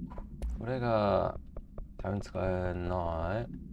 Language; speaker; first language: Japanese; non-native, learner; English